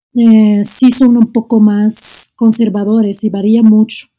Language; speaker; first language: Spanish; non-native, fluent; Arabic